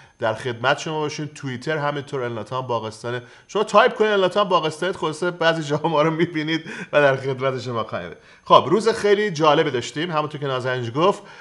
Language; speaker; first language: Persian; native; Persian